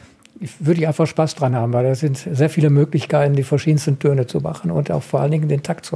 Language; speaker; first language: German; native; German